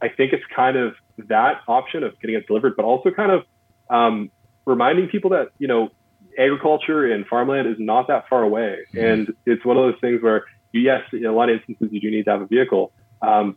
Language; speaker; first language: English; native; English